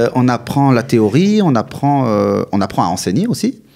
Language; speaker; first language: French; native; French